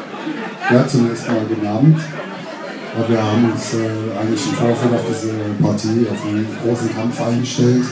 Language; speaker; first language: German; native; German